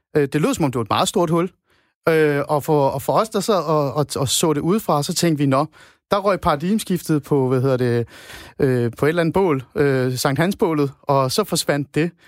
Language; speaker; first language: Danish; non-native, fluent; Persian